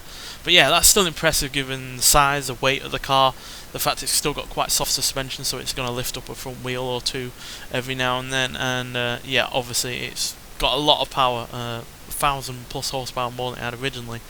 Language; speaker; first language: English; native; English